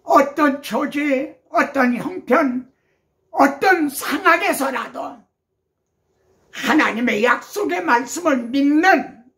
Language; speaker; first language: Korean; native; Korean